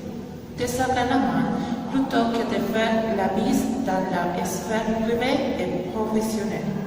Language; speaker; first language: French; non-native, learner; Spanish